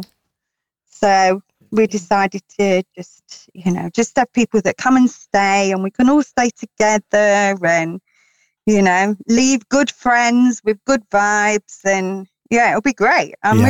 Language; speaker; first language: English; native; English